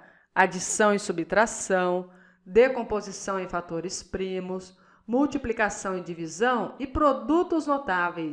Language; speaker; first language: Portuguese; native; Portuguese